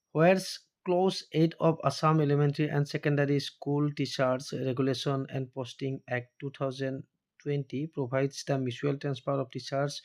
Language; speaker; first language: English; non-native, local second language; Assamese